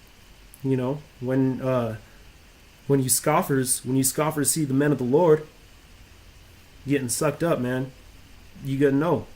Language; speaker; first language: English; native; English